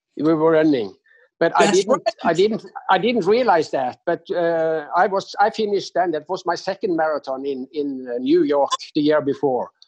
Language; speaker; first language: English; non-native, fluent; Norwegian